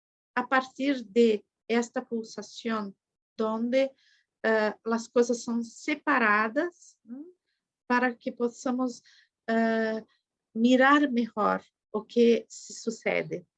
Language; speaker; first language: Spanish; non-native, fluent; Portuguese